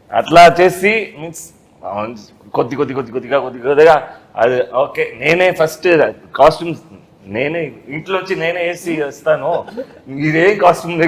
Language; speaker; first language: Telugu; non-native, learner; Tamil